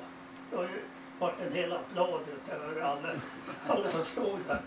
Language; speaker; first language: Swedish; native; Swedish